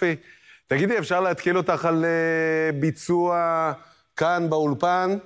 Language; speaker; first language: Hebrew; native; Hebrew